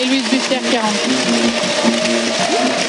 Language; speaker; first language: French; native; French